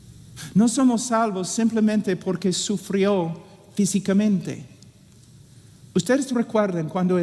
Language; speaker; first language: Spanish; non-native, fluent; English